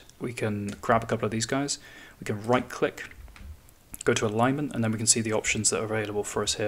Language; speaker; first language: English; native; English